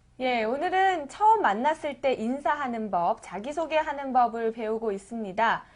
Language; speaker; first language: Korean; native; Korean